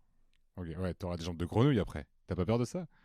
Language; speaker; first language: French; native; French